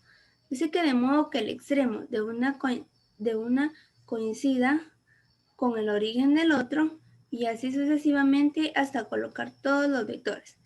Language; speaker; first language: Spanish; native; Spanish